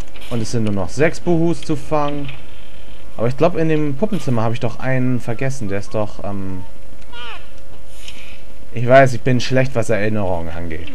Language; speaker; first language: German; native; German